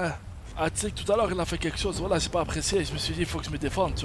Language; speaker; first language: French; native; French